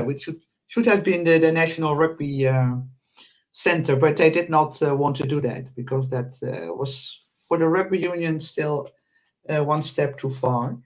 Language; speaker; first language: English; non-native, fluent; Dutch